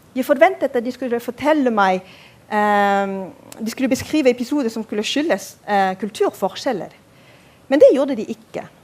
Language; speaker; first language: Norwegian; non-native, fluent; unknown